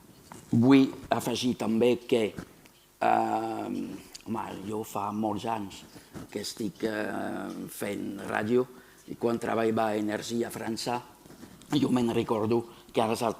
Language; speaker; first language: Catalan; non-native, fluent; French